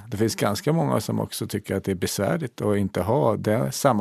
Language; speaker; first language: Swedish; native; Swedish